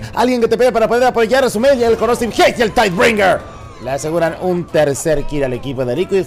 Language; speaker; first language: Spanish; native; Spanish